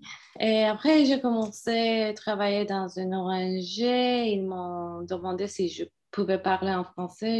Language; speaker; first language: French; non-native, fluent; Turkish